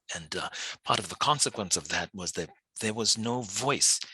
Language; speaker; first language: English; non-native, fluent; Burmese